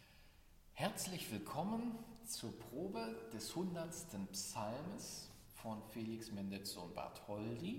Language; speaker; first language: German; native; German